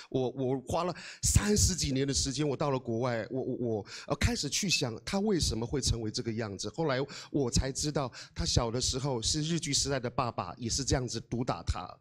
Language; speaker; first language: Chinese; non-native, local second language; Amis